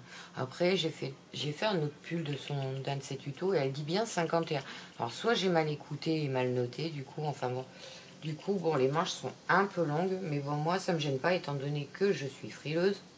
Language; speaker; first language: French; native; French